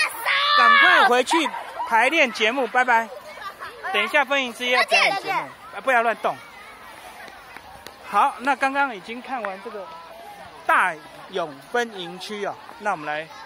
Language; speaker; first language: Chinese; native; Chinese